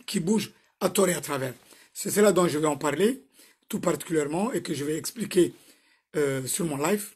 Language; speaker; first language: French; non-native, local second language; Somali